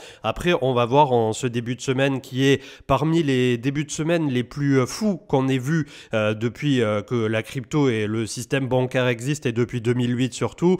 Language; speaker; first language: French; native; French